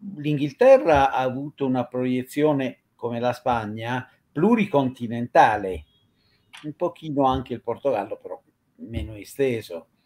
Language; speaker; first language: Italian; native; Italian